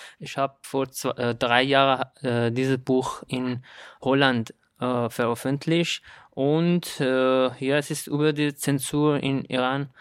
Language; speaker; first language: German; non-native, learner; Persian